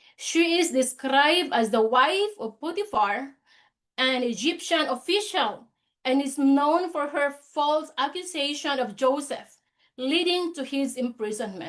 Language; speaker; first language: English; non-native, local second language; Filipino